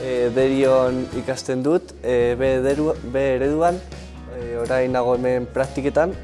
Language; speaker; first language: Basque; non-native, local second language; Spanish